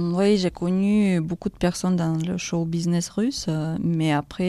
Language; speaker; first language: French; non-native, fluent; Russian